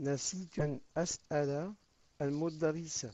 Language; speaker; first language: Arabic; non-native, learner; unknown